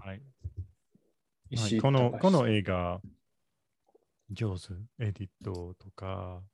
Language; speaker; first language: Japanese; non-native, learner; English